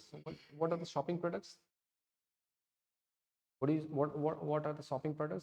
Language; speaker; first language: English; non-native, local second language; Odia